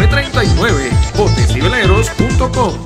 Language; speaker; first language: Spanish; native; Spanish